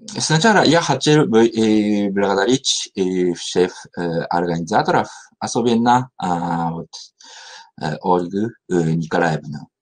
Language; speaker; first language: Russian; non-native, learner; Japanese